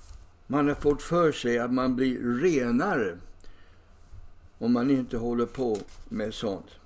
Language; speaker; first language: Swedish; non-native, fluent; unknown